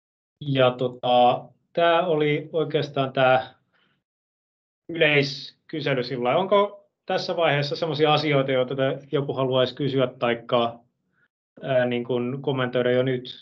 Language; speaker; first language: Finnish; native; Finnish